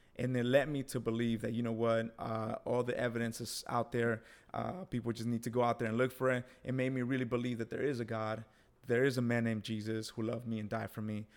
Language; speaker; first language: English; early bilingual, other home language; Spanish